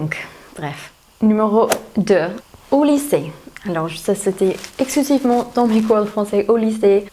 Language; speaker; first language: French; non-native, fluent; English